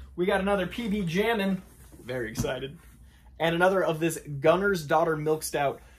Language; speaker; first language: English; native; English